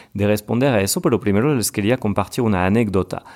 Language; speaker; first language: French; native; French